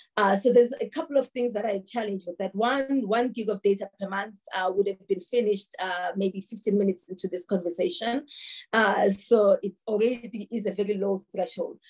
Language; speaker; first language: English; non-native, local second language; Tsonga